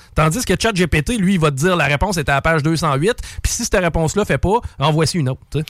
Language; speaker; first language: French; native; French